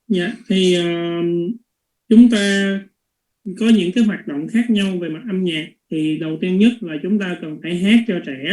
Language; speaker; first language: Vietnamese; native; Vietnamese